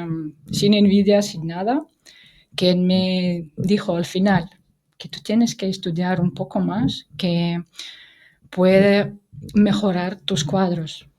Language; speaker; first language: Spanish; non-native, fluent; Russian